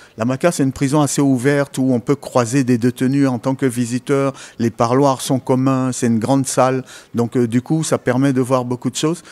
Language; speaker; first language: French; native; French